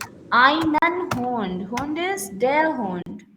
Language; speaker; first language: German; non-native, fluent; Urdu